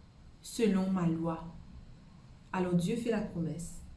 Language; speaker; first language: French; native; French